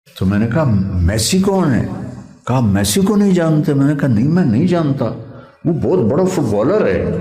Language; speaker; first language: Urdu; non-native, local second language; Punjabi